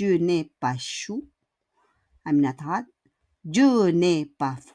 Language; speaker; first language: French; non-native, fluent; Filipino